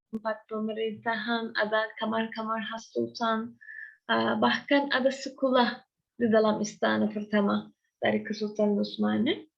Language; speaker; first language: Indonesian; non-native, learner; Turkish